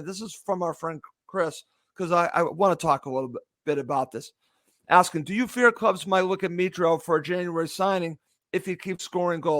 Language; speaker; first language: English; native; English